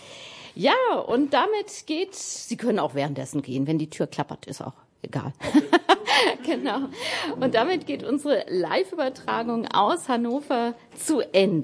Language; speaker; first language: German; native; German